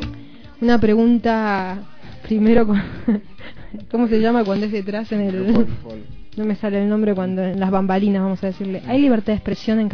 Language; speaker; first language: Spanish; native; Spanish